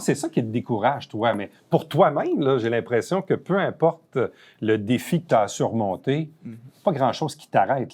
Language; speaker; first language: French; native; French